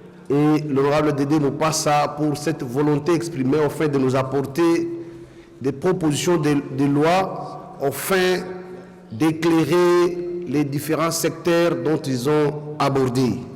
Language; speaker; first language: French; native; French